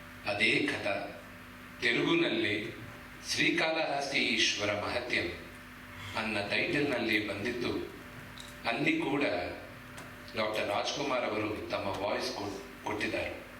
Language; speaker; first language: Kannada; non-native, local second language; Telugu